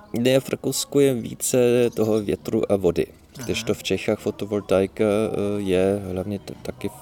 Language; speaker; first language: Czech; non-native, fluent; German